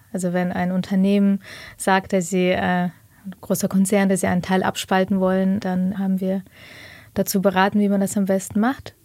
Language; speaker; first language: German; early bilingual, other home language; Russian